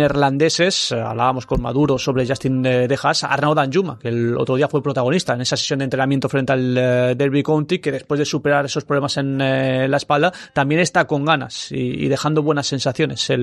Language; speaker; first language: Spanish; native; Spanish